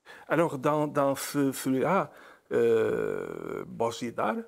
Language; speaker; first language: French; non-native, fluent; Portuguese